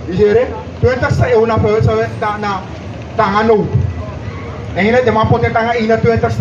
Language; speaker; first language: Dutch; non-native, local second language; Sranan Tongo